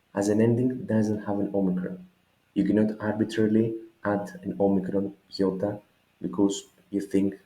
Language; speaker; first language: English; non-native, fluent; Greek